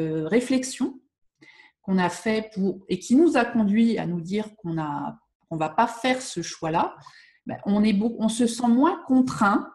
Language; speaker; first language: French; native; French